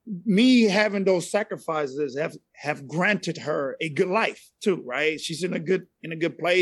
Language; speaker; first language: English; non-native, fluent; Spanish